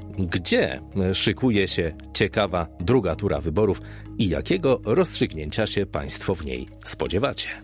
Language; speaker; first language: Polish; native; Polish